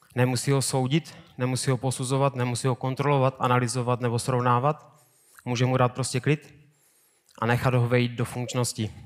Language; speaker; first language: Czech; native; Czech